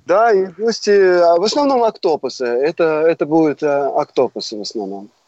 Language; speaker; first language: Russian; native; Russian